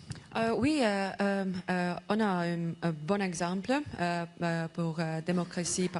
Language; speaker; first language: French; non-native, learner; Estonian